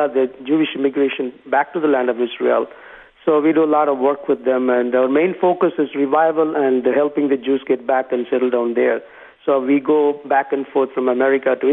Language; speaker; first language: English; non-native, local second language; Tamil